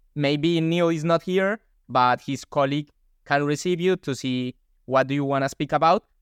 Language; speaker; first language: English; non-native, fluent; Spanish